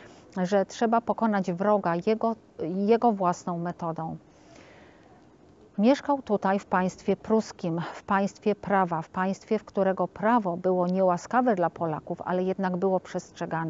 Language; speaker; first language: Polish; native; Polish